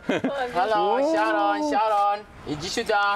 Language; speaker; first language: Russian; non-native, learner; Swahili